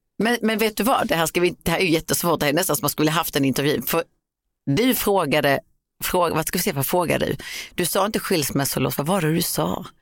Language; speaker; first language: Swedish; native; Swedish